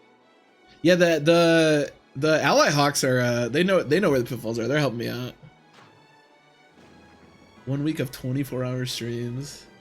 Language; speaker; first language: English; native; English